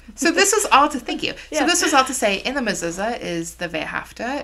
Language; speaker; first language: English; native; English